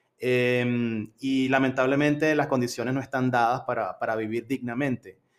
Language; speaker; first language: Spanish; native; Spanish